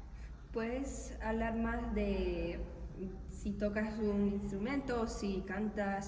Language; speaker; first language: Spanish; non-native, learner; English